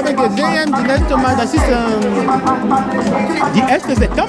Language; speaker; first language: German; non-native, learner; French